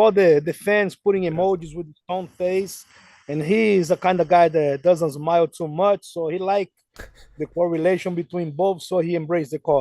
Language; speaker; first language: English; non-native, fluent; Portuguese